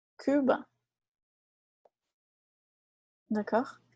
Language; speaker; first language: French; non-native, fluent; Portuguese